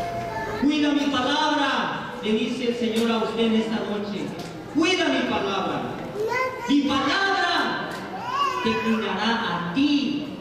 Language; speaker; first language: Spanish; native; Spanish